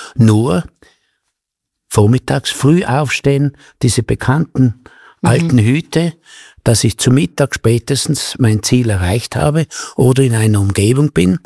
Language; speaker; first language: German; native; German